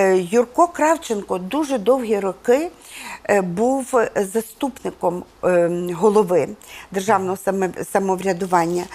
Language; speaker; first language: Ukrainian; native; Ukrainian